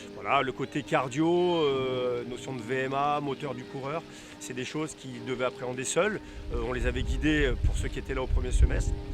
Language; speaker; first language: French; native; French